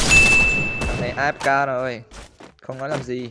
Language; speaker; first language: Vietnamese; native; Vietnamese